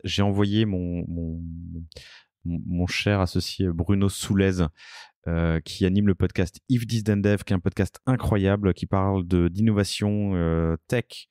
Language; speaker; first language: French; native; French